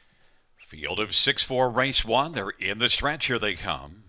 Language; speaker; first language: English; native; English